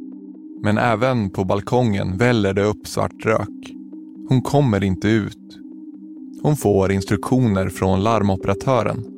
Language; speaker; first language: Swedish; native; Swedish